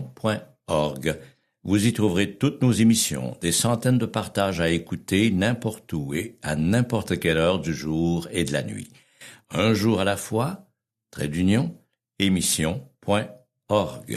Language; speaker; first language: French; native; French